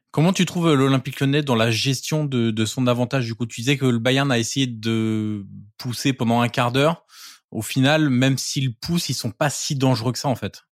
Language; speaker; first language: French; native; French